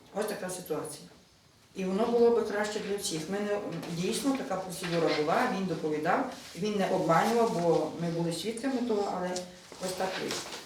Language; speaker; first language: Ukrainian; native; Ukrainian